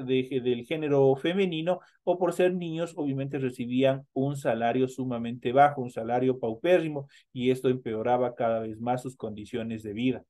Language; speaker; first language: Spanish; native; Spanish